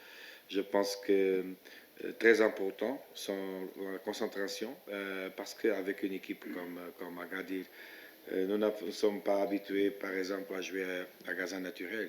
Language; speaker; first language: French; non-native, fluent; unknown